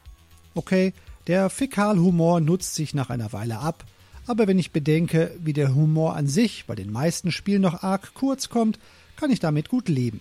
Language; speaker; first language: German; native; German